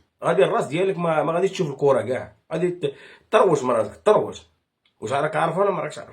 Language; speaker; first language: Arabic; native; Arabic